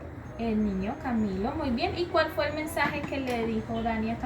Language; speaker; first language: Spanish; native; Spanish